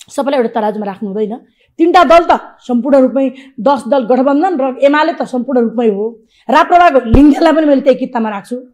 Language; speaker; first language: Nepali; native; Nepali